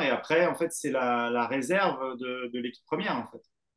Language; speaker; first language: French; native; French